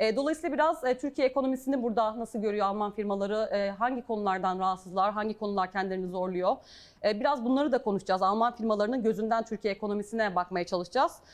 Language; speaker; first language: Turkish; native; Turkish